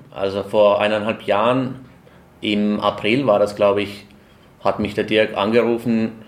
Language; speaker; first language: German; non-native, fluent; Finnish